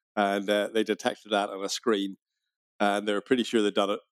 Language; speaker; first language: English; native; English